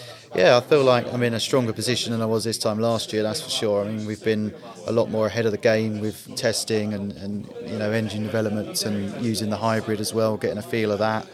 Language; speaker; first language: English; native; English